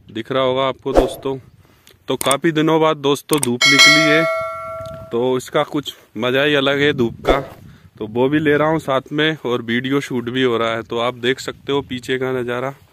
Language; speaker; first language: Hindi; native; Hindi